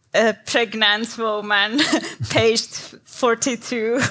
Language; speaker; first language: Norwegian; non-native, learner; Persian